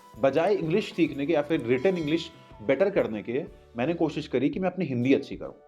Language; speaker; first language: Hindi; native; Hindi